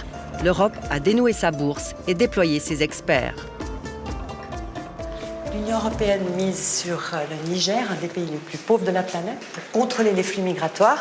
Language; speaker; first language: French; native; French